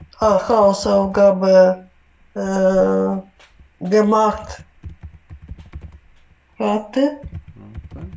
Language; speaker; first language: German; non-native, learner; Ukrainian